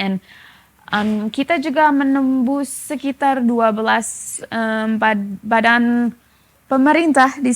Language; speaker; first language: Indonesian; non-native, fluent; English